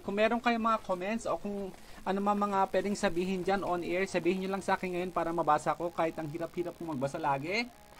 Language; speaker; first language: Filipino; native; Filipino